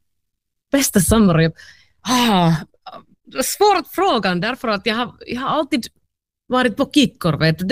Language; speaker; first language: Swedish; non-native, learner; Finnish